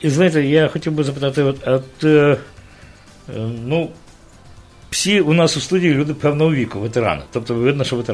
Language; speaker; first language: Ukrainian; native; Ukrainian